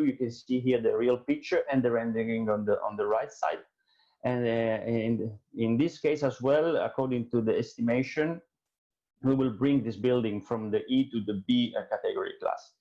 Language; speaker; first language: English; non-native, fluent; Italian